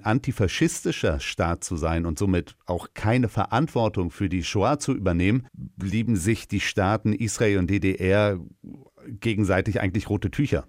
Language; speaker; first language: German; native; German